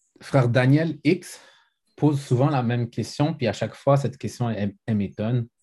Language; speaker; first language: French; native; French